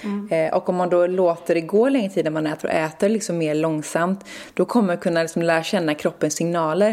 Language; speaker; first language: Swedish; native; Swedish